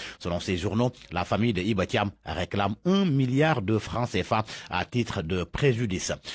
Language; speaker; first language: French; non-native, local second language; Wolof